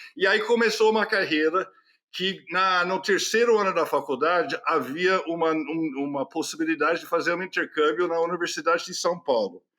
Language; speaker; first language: Portuguese; non-native, fluent; English